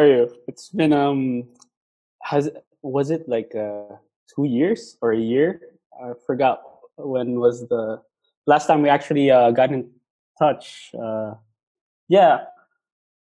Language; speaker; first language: English; non-native, local second language; Cebuano